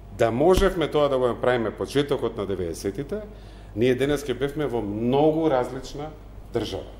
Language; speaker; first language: Macedonian; native; Macedonian